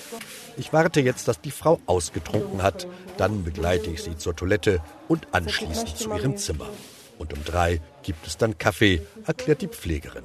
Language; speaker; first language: German; native; German